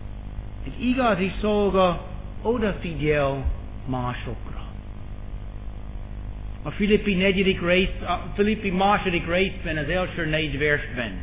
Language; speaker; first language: Hungarian; non-native, fluent; English